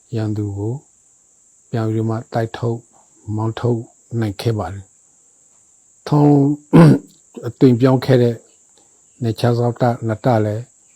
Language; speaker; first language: Burmese; non-native, local second language; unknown